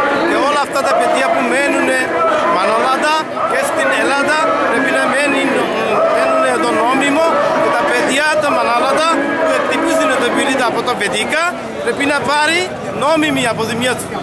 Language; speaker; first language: Greek; non-native, learner; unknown